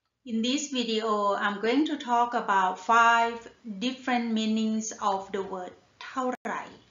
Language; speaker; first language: English; non-native, fluent; Thai